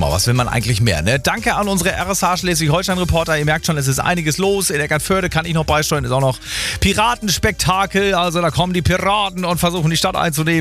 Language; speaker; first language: German; native; German